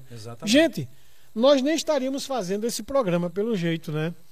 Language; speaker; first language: Portuguese; native; Portuguese